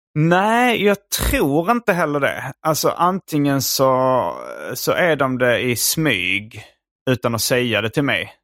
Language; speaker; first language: Swedish; native; Swedish